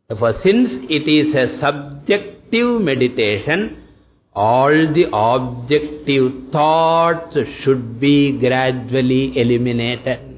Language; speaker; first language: English; non-native, local second language; Tamil